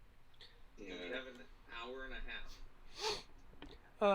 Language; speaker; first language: English; native; English